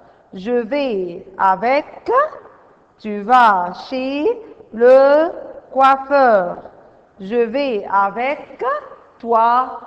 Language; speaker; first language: French; non-native, fluent; Arabic